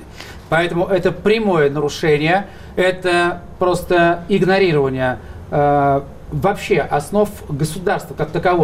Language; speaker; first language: Russian; native; Russian